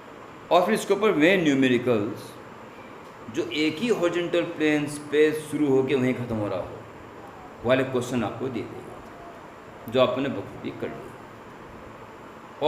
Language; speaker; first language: Hindi; native; Hindi